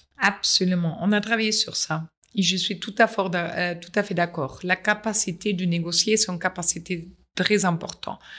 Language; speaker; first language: French; non-native, fluent; German